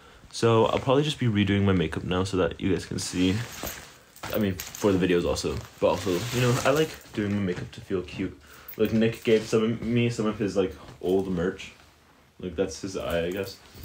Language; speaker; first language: English; native; English